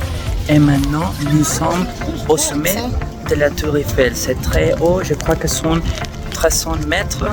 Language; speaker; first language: French; non-native, learner; Spanish